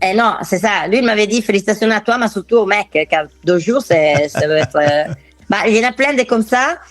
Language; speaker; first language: French; non-native, fluent; Italian